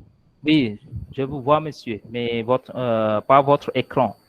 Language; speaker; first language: French; non-native, fluent; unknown